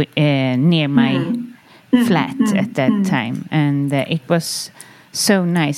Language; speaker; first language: English; non-native, fluent; Swedish